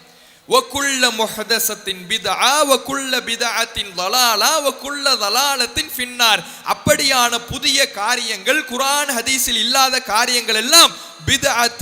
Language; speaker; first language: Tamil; native; Tamil